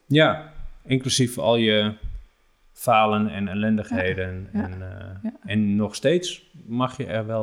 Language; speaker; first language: Dutch; native; Dutch